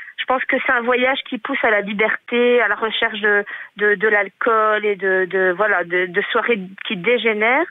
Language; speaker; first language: French; native; French